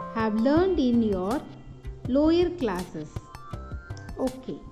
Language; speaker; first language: English; non-native, local second language; Tamil